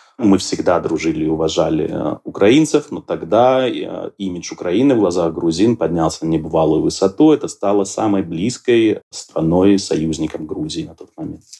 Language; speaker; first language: Russian; non-native, local second language; Georgian